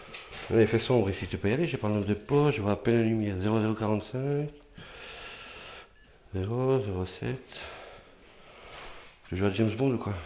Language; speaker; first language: French; native; French